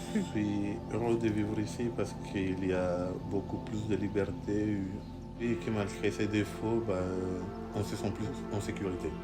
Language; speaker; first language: French; non-native, fluent; Spanish